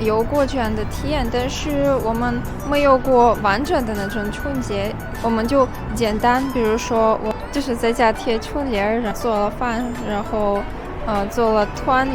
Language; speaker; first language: Chinese; non-native, fluent; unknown